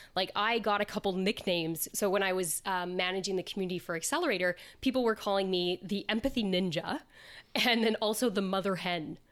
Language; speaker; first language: English; native; English